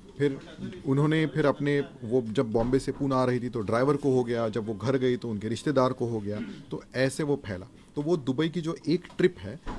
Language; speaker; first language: Hindi; non-native, local second language; Marathi